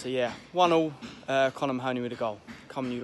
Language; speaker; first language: English; native; English